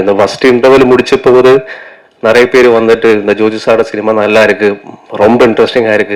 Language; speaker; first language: Tamil; non-native, local second language; Malayalam